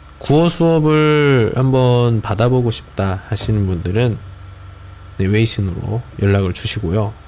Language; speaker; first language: Korean; native; Korean